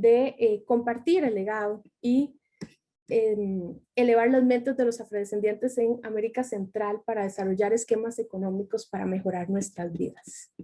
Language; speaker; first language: Spanish; native; Spanish